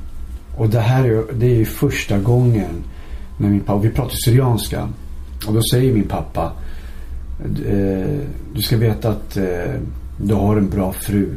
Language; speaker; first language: Swedish; early bilingual, other home language; Syriac